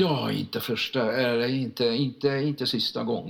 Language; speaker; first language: Swedish; non-native, fluent; Hungarian